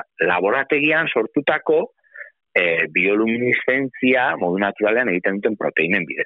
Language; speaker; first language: Basque; native; Basque